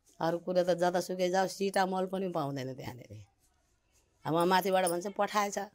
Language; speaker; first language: Nepali; non-native, local second language; Maithili